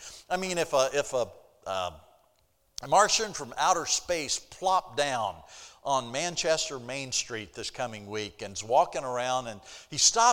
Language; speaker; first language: English; native; English